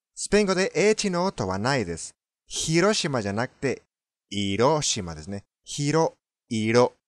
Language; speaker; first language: Japanese; non-native, fluent; Spanish